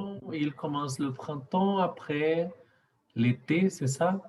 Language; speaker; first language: French; non-native, fluent; Portuguese